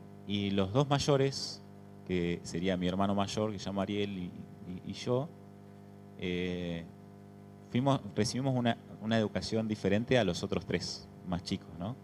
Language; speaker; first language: Spanish; native; Spanish